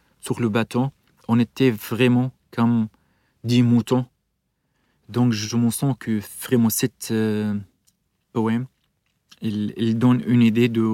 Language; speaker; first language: French; non-native, learner; Arabic